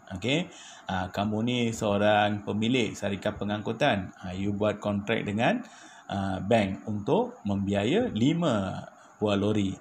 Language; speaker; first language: Malay; non-native, local second language; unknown